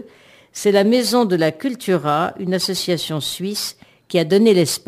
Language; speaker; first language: French; native; French